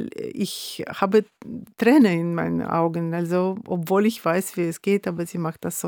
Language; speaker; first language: German; non-native, fluent; Russian